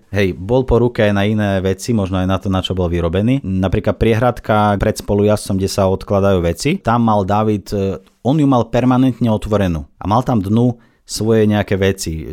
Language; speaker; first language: Slovak; non-native, fluent; Russian